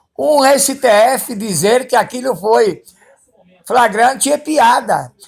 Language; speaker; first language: Portuguese; early bilingual, other home language; Spanish